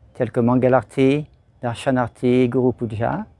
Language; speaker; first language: French; native; French